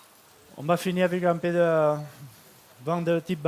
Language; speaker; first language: French; non-native, fluent; Catalan